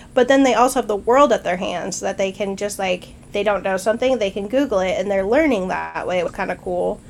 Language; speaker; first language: English; native; English